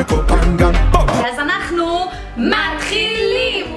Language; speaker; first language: Hebrew; native; Hebrew